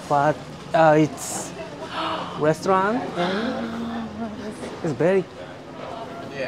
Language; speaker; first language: English; non-native, learner; Japanese